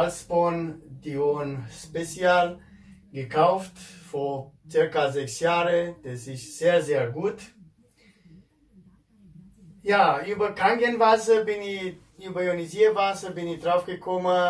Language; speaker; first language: German; non-native, fluent; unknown